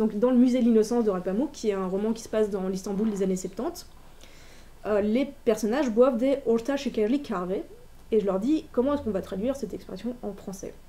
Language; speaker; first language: French; native; French